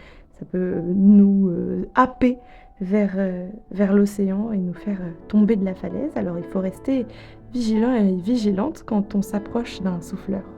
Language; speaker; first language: French; native; French